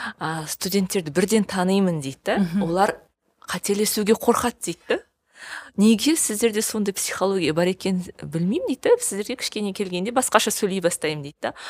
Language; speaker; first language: Kazakh; native; Kazakh